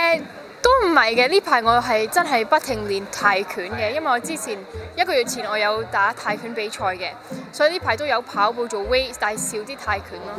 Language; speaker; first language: Cantonese; early bilingual, heritage; Cantonese